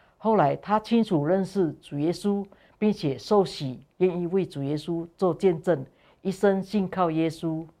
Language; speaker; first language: Chinese; non-native, fluent; Indonesian